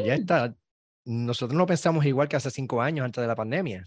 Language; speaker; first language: Spanish; native; Spanish